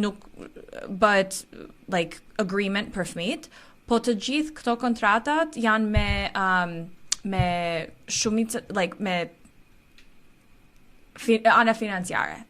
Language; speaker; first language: Albanian; early bilingual, heritage; Albanian